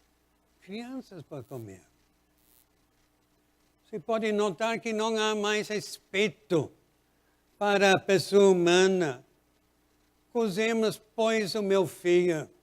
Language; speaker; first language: Portuguese; non-native, fluent; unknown